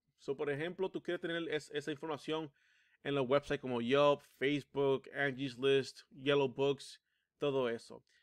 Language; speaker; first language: Spanish; early bilingual, heritage; Spanish